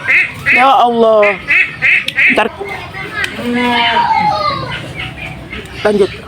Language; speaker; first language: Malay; non-native, local second language; Sundanese